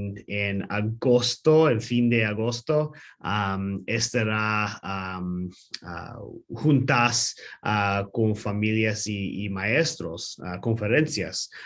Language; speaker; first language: Spanish; non-native, learner; English